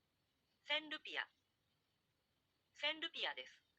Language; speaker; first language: Japanese; non-native, learner; Indonesian